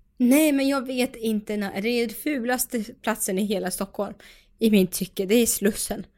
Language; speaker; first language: Swedish; early bilingual, other home language; Russian